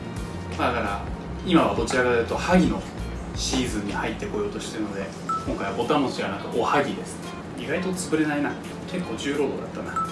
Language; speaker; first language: Japanese; native; Japanese